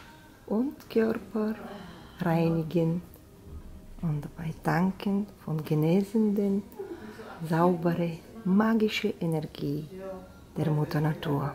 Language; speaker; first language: German; non-native, learner; Bulgarian